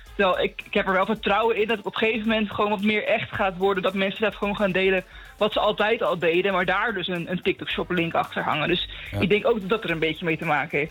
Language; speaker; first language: Dutch; native; Dutch